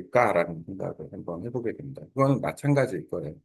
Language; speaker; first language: Korean; native; Korean